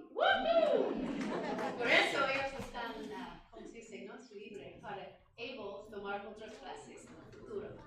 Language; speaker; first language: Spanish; non-native, learner; English